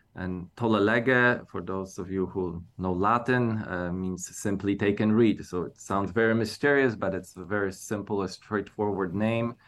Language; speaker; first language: English; non-native, fluent; Polish